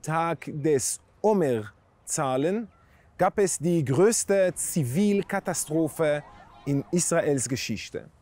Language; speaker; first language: German; non-native, fluent; Hebrew